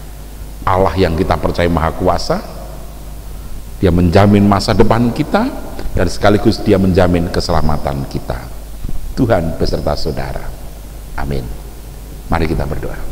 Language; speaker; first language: Indonesian; native; Indonesian